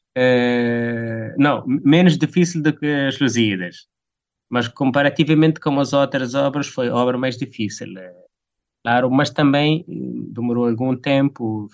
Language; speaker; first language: Portuguese; non-native, fluent; Arabic